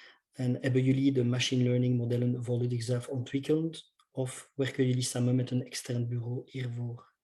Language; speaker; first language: Dutch; non-native, local second language; French